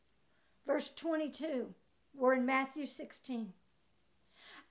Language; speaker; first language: English; native; English